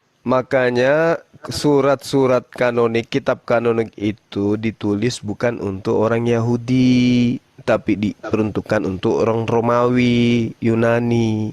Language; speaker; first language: Indonesian; native; Indonesian